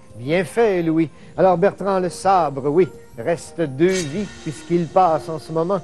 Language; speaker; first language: French; native; French